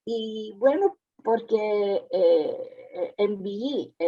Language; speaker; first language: Spanish; early bilingual, heritage; Spanish